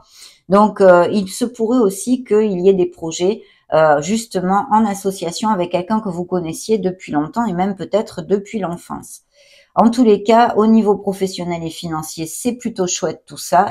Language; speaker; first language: French; native; French